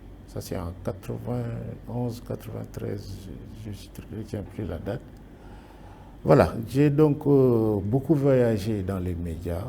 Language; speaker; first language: French; non-native, local second language; Wolof